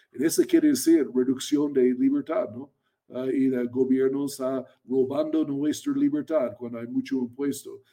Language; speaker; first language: Spanish; non-native, fluent; English